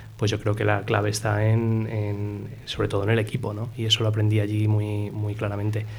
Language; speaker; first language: Spanish; native; Spanish